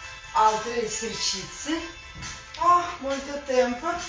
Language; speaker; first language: Italian; non-native, learner; Russian